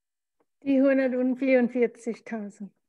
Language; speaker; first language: German; non-native, fluent; Spanish